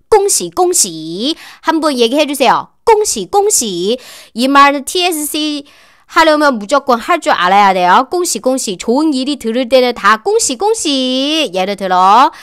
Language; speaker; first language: Korean; non-native, fluent; Chinese